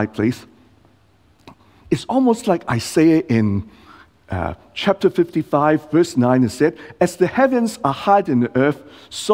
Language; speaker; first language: English; non-native, local second language; Cantonese